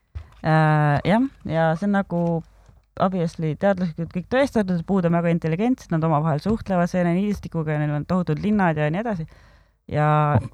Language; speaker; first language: Estonian; native; Estonian